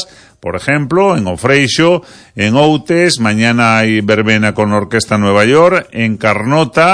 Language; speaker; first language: Spanish; native; Spanish